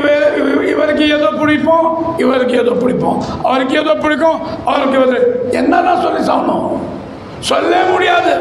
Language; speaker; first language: Tamil; non-native, learner; Urdu